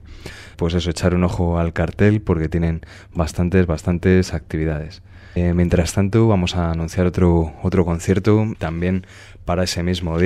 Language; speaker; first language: Spanish; native; Spanish